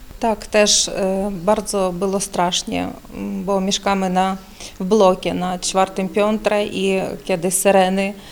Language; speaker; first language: Polish; non-native, learner; Ukrainian